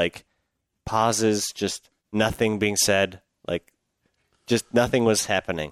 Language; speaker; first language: English; native; English